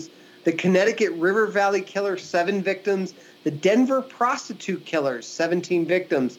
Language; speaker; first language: English; native; English